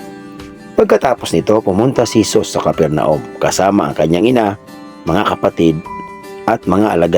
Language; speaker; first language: Filipino; native; Filipino